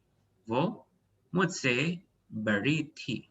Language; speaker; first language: Hindi; non-native, fluent; Indonesian